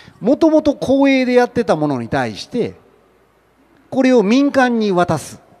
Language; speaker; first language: Japanese; native; Japanese